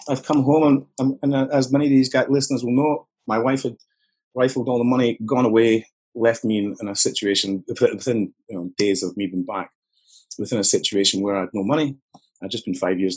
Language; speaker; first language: English; native; English